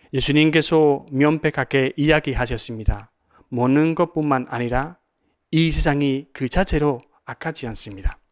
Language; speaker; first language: Korean; non-native, fluent; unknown